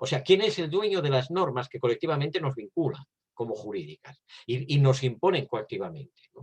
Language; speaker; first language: Spanish; native; Spanish